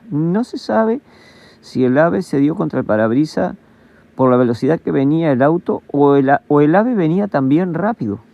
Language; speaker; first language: Spanish; native; Spanish